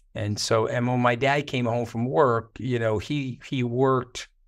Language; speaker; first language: English; native; English